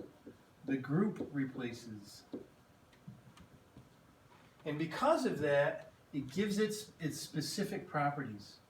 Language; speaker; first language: English; native; English